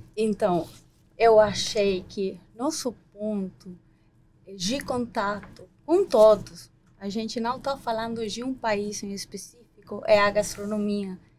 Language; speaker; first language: Portuguese; non-native, fluent; Spanish